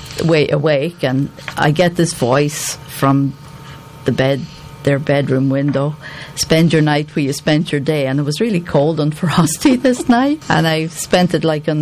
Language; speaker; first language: English; native; English